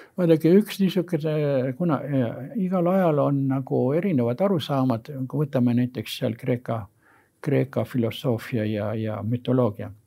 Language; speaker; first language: Estonian; native; Estonian